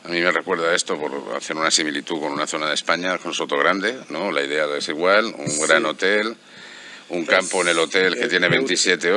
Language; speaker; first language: Spanish; native; Spanish